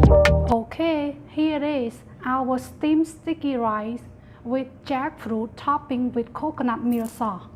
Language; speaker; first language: English; non-native, fluent; Khmer